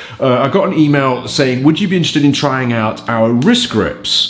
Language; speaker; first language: English; native; English